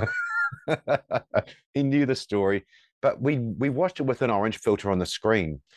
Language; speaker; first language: English; native; English